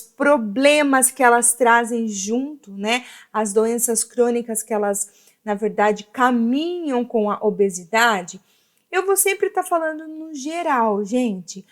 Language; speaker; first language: Portuguese; native; Portuguese